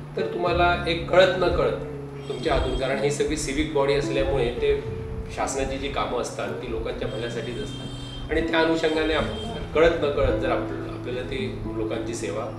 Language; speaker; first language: Marathi; native; Marathi